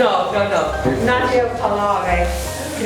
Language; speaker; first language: Italian; non-native, learner; English